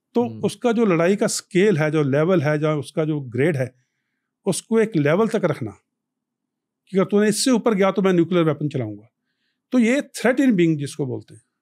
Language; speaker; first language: Hindi; non-native, local second language; Punjabi